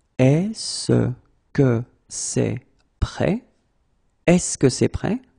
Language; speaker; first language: French; native; French